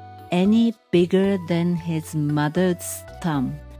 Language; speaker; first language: English; non-native, fluent; Japanese